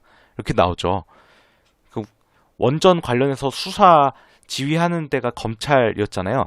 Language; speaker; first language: Korean; native; Korean